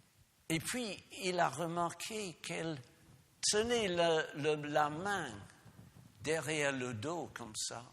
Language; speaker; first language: French; non-native, fluent; English